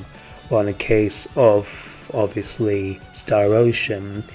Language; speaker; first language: English; native; English